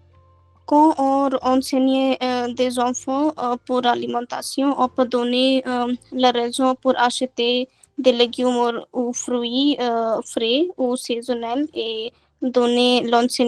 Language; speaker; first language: French; non-native, learner; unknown